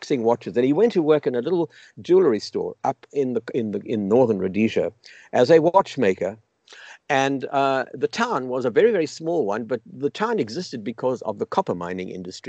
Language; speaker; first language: English; native; English